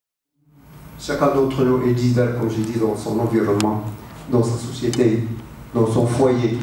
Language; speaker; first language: French; non-native, local second language; Arabic